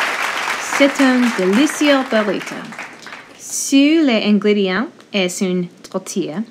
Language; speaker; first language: French; non-native, learner; English